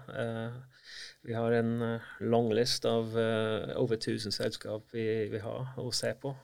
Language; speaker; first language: Norwegian; non-native, fluent; English